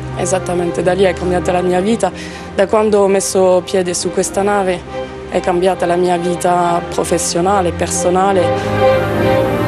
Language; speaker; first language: Italian; non-native, fluent; French